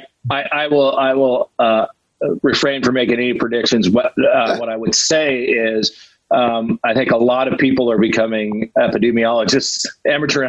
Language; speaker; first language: English; native; English